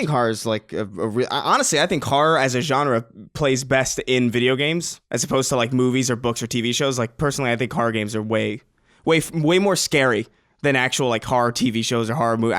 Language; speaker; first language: English; native; English